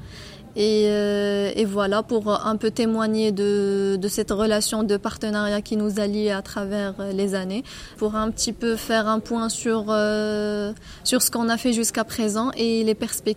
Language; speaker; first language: French; non-native, local second language; Arabic